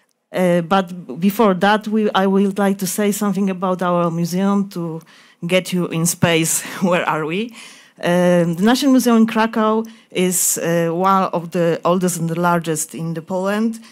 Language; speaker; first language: English; non-native, fluent; Polish